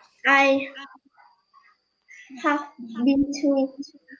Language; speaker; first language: English; non-native, learner; Vietnamese